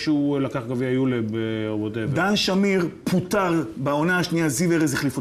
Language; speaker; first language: Hebrew; native; Hebrew